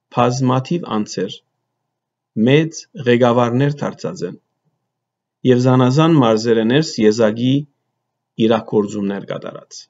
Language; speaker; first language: Armenian; early bilingual, heritage; Armenian